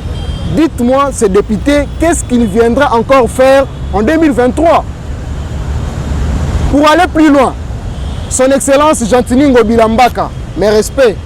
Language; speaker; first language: French; non-native, local second language; Lingala